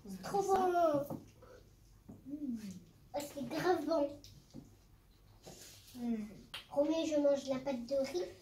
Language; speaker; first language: French; native; French